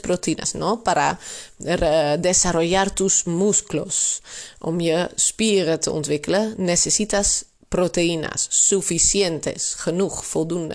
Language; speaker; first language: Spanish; non-native, fluent; Dutch